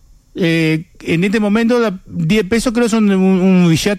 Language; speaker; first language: Spanish; non-native, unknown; Chinese